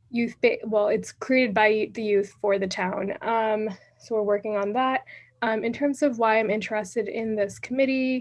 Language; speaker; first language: English; native; English